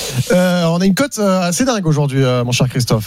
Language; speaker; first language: French; native; French